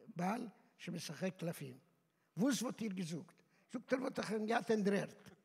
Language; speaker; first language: Hebrew; non-native, fluent; Yiddish